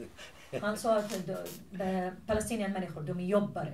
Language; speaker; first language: Swedish; non-native, fluent; Arabic